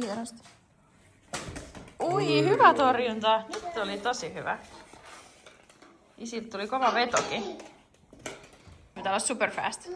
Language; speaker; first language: Finnish; native; Finnish